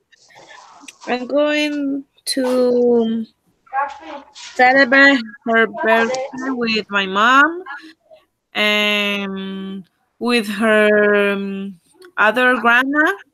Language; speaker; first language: English; non-native, learner; Spanish